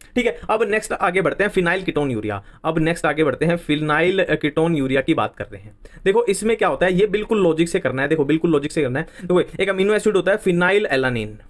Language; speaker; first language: Hindi; native; Hindi